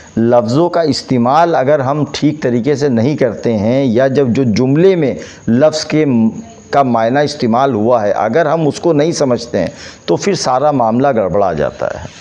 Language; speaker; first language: Urdu; native; Urdu